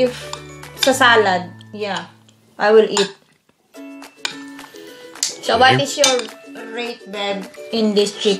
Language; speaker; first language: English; non-native, learner; Filipino